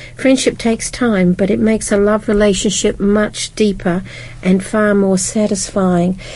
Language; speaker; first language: English; native; English